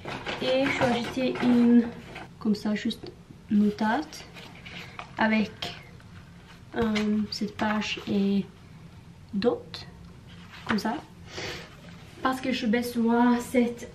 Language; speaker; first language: French; non-native, learner; Norwegian